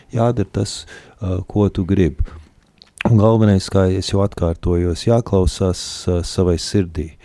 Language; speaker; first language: Latvian; early bilingual, heritage; Latvian